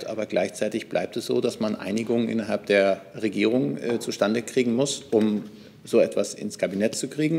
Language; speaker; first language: German; native; German